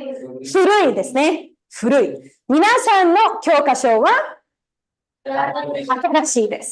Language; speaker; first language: Japanese; non-native, fluent; Tamil